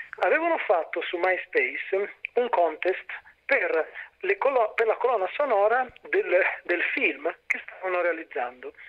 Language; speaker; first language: Italian; native; Italian